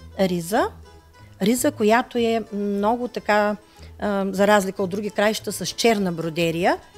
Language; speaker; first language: Bulgarian; native; Bulgarian